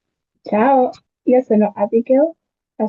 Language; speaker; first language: Italian; non-native, learner; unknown